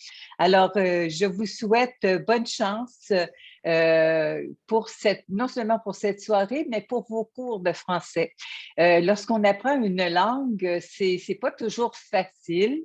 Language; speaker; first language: French; native; French